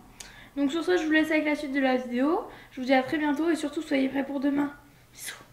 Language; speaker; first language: French; native; French